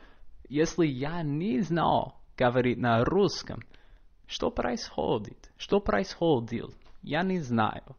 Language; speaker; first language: Russian; non-native, learner; English